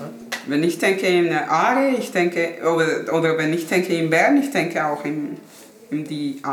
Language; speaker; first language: German; non-native, learner; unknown